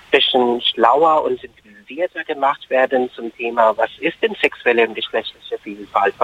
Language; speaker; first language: German; non-native, fluent; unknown